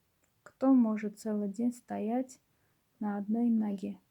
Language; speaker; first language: Russian; native; Russian